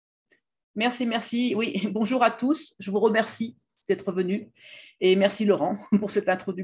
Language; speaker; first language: French; native; French